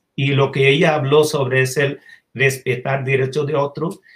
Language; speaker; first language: Spanish; non-native, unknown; Bangla